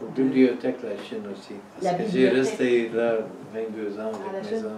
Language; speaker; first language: French; non-native, learner; English